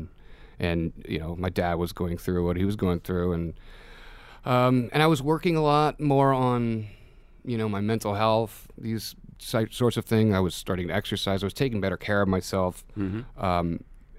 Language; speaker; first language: English; native; English